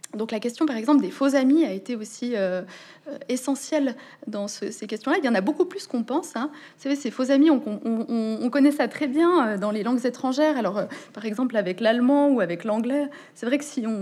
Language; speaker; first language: French; native; French